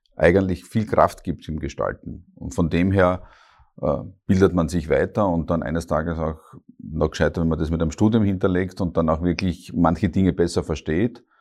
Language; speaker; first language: German; native; German